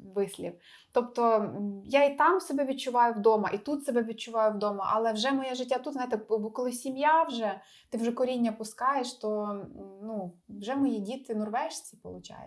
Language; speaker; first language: Ukrainian; native; Ukrainian